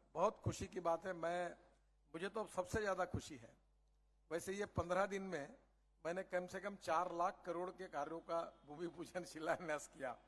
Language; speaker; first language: Hindi; non-native, local second language; Marathi